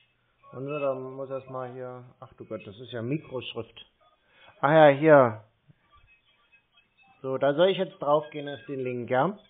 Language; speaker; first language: German; native; German